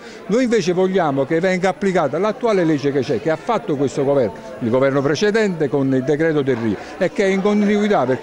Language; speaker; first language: Italian; native; Italian